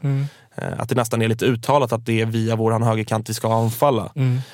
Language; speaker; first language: Swedish; native; Swedish